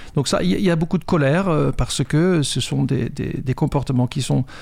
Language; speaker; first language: French; non-native, fluent; Dutch